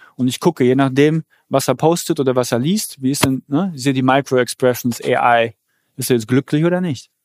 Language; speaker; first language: German; early bilingual, other home language; Polish